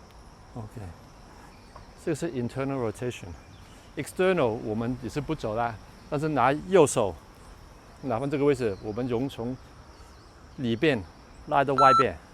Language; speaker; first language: Chinese; non-native, local second language; Cantonese